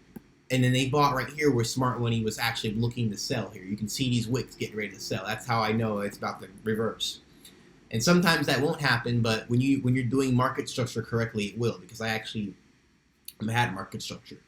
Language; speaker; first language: English; native; English